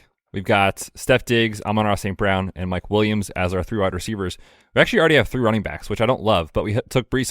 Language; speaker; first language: English; native; English